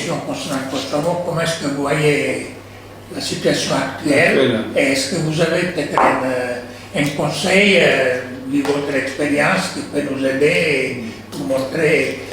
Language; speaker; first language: French; non-native, fluent; Serbian